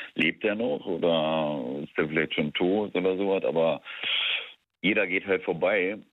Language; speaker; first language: German; native; German